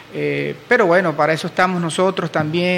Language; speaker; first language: Spanish; native; Spanish